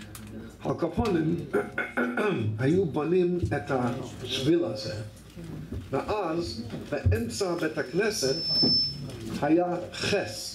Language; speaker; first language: Hebrew; non-native, fluent; English